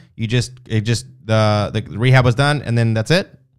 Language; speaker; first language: English; native; English